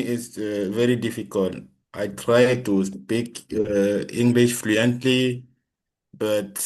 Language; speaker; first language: English; non-native, learner; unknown